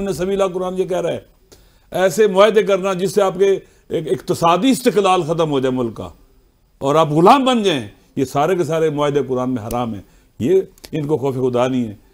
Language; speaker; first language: Urdu; non-native, local second language; Punjabi